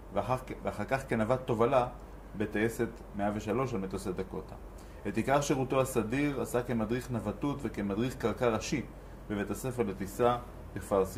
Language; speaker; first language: Hebrew; native; Hebrew